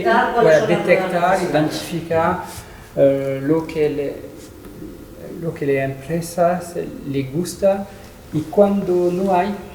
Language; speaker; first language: Spanish; non-native, learner; French